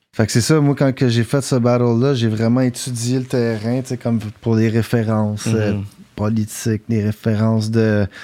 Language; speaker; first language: French; native; French